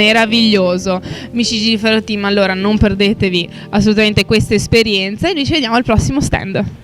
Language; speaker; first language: Italian; native; Italian